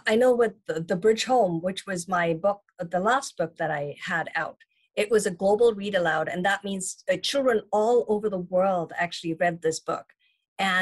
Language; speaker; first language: English; non-native, local second language; Tamil